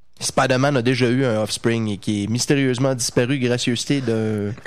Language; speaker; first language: French; native; French